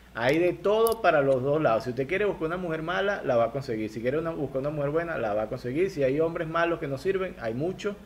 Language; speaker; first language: Spanish; native; Spanish